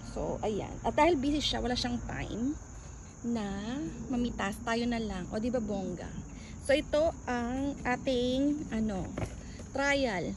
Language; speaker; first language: Filipino; native; Filipino